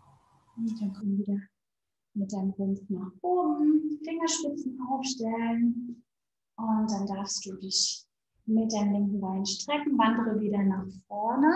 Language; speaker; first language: German; native; German